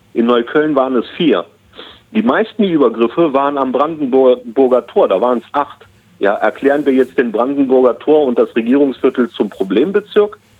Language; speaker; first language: German; early bilingual, other home language; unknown